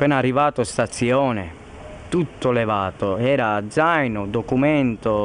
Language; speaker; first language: Italian; non-native, learner; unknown